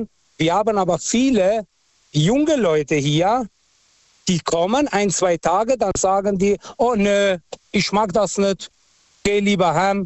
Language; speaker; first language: German; non-native, fluent; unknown